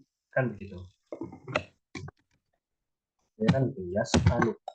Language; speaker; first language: Indonesian; native; Indonesian